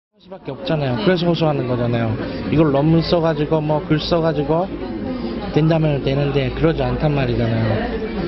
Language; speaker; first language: Korean; non-native, fluent; Japanese